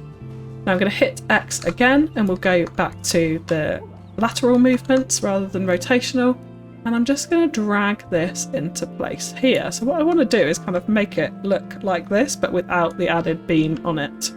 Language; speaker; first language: English; native; English